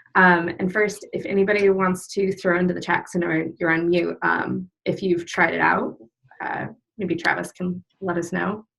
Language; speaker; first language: English; native; English